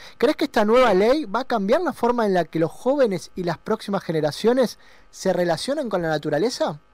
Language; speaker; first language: Spanish; native; Spanish